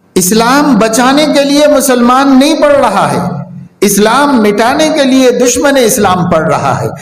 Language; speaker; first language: Urdu; native; Urdu